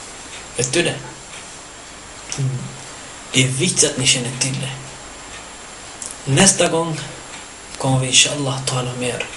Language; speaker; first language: Swedish; early bilingual, other home language; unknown